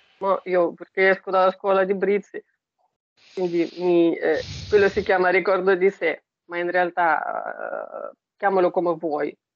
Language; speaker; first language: Italian; non-native, fluent; Russian